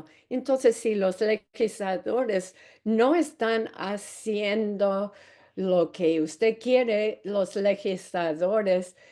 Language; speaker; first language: Spanish; non-native, fluent; English